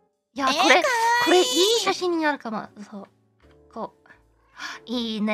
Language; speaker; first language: Japanese; non-native, learner; English